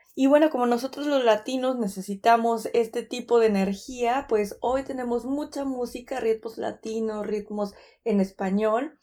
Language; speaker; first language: Spanish; native; Spanish